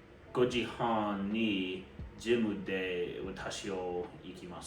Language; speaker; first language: Japanese; non-native, learner; English